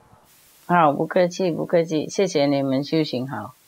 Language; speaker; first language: Chinese; non-native, fluent; Vietnamese